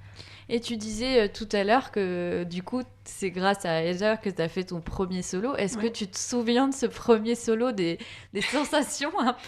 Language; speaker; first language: French; native; French